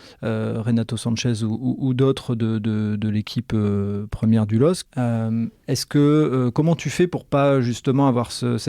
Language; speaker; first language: French; native; French